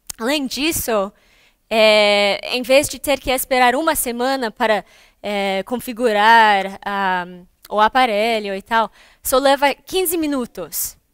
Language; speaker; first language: Portuguese; non-native, fluent; English